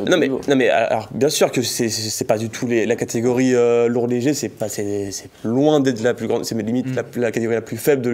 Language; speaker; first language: French; native; French